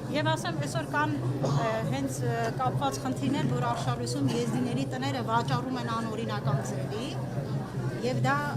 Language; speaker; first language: Armenian; non-native, local second language; Kurdish